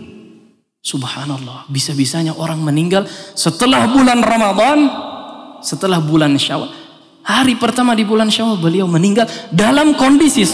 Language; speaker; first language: Indonesian; native; Indonesian